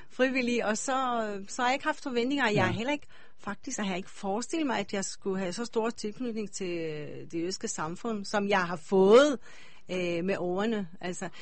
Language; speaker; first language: Danish; non-native, fluent; Hebrew